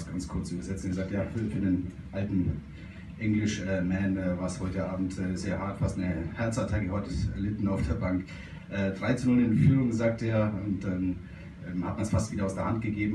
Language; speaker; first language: German; native; German